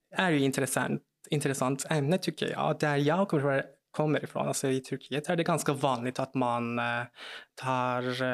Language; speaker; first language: Swedish; non-native, fluent; Turkish